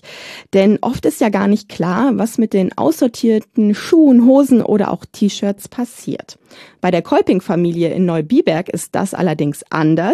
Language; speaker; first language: German; native; German